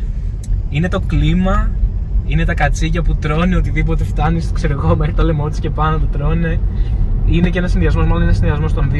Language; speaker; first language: Greek; native; Greek